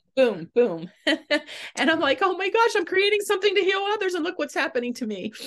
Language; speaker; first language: English; native; English